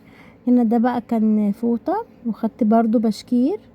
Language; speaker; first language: Arabic; native; Arabic